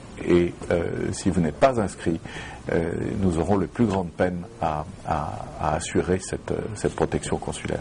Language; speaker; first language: French; native; French